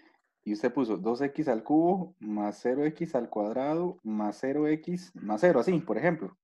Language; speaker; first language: Spanish; native; Spanish